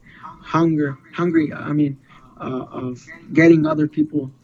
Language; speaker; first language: English; non-native, fluent; Spanish